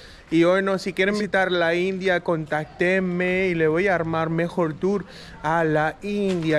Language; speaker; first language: Spanish; non-native, fluent; Hindi